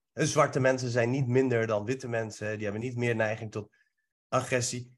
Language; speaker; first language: Dutch; early bilingual, other home language; Persian